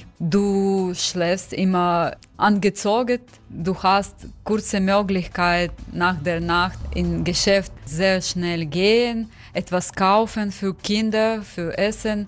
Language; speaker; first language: German; non-native, learner; Ukrainian